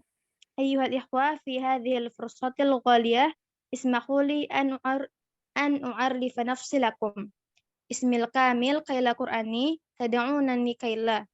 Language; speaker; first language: Arabic; non-native, learner; Indonesian